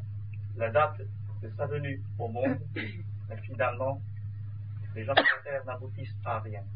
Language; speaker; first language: French; non-native, fluent; Vietnamese